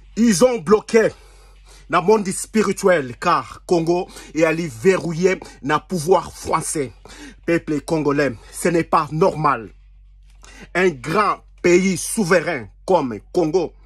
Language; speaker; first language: French; non-native, local second language; Lingala